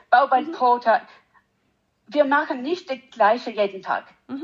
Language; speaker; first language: German; non-native, learner; English